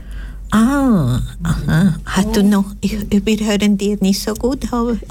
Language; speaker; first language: German; non-native, fluent; Spanish